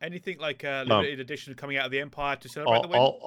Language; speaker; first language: English; native; English